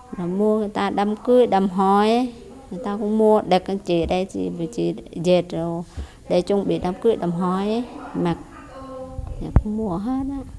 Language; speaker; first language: Vietnamese; non-native, local second language; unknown